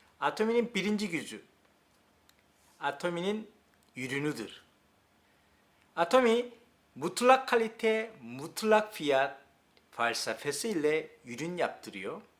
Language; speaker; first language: Turkish; non-native, learner; Korean